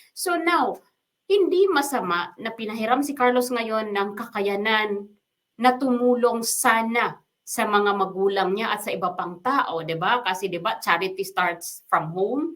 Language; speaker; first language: Filipino; non-native, local second language; Waray